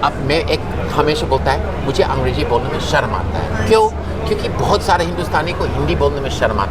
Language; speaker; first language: Hindi; non-native, learner; English